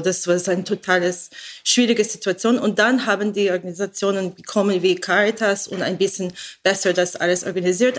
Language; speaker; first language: German; non-native, learner; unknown